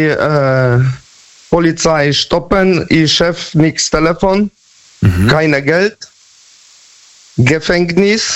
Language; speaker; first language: German; non-native, learner; Polish